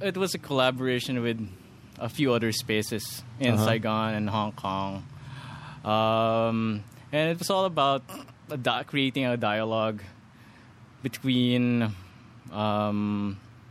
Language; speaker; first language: English; non-native, local second language; Filipino